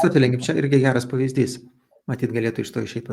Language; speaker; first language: Lithuanian; native; Lithuanian